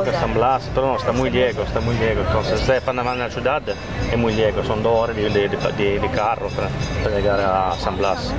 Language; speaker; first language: Spanish; non-native, learner; Italian